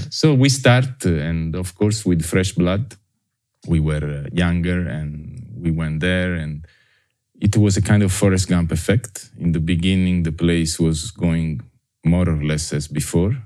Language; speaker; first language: English; non-native, fluent; Italian